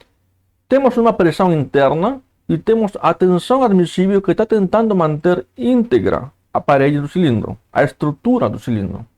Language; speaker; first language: Portuguese; native; Portuguese